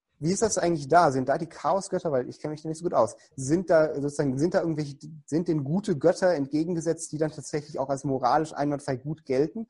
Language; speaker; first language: German; native; German